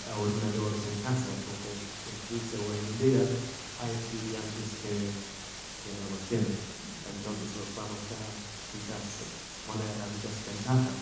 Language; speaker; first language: Spanish; non-native, fluent; English